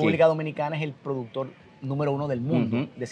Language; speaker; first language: Spanish; native; Spanish